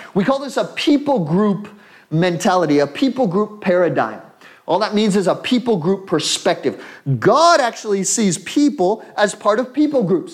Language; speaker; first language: English; native; English